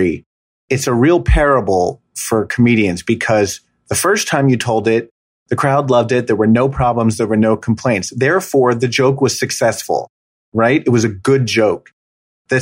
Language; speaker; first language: English; native; English